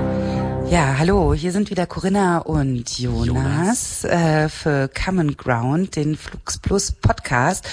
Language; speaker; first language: German; native; German